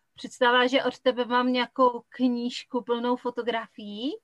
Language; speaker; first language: Czech; native; Czech